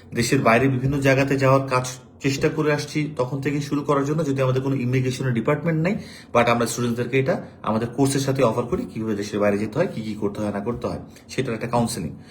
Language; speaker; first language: Bangla; native; Bangla